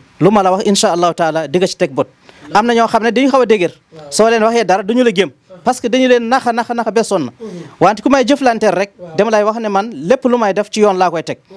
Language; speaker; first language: Wolof; non-native, local second language; Fula